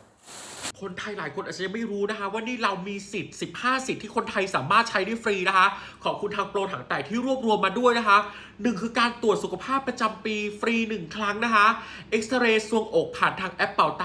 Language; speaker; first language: Thai; native; Thai